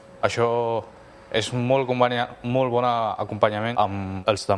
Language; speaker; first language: Catalan; non-native, fluent; Chinese